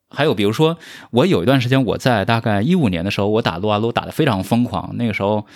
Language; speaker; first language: Chinese; native; Chinese